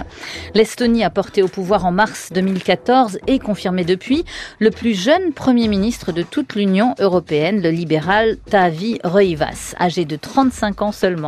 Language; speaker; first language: French; native; French